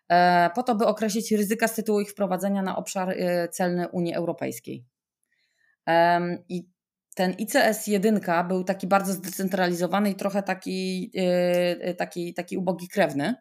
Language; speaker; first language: Polish; native; Polish